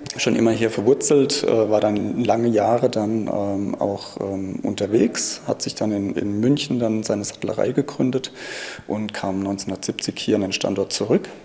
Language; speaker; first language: German; native; German